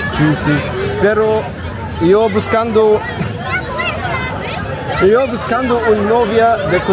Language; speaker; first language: Spanish; non-native, learner; German